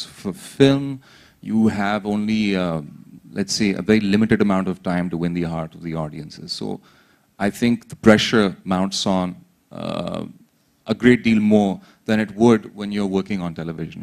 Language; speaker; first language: English; non-native, local second language; Urdu